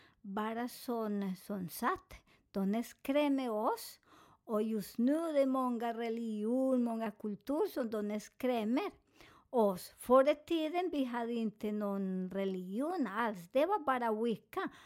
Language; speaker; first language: Swedish; non-native, fluent; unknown